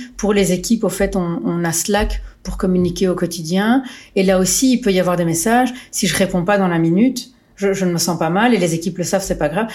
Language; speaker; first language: French; early bilingual, other home language; Portuguese